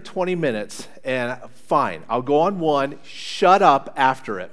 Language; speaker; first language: English; native; English